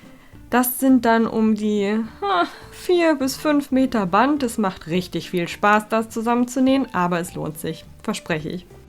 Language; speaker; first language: German; native; German